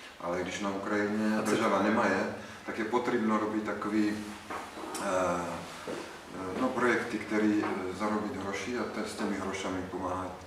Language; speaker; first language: Czech; non-native, learner; Ukrainian